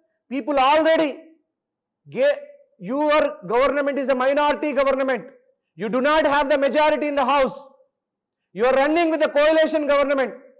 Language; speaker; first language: English; non-native, local second language; Telugu